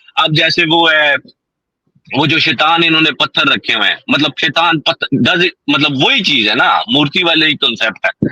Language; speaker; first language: Urdu; non-native, local second language; Punjabi